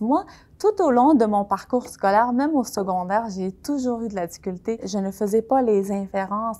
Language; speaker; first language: French; early bilingual, other home language; Persian